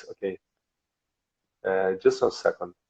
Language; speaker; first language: English; non-native, learner; Portuguese